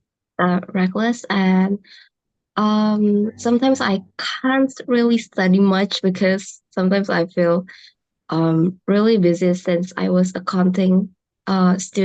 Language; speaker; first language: English; non-native, learner; Indonesian